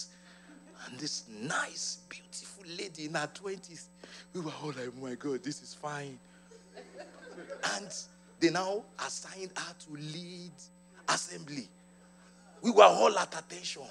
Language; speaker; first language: English; non-native, local second language; Yoruba